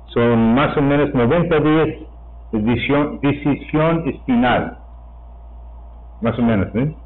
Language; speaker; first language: Spanish; non-native, learner; English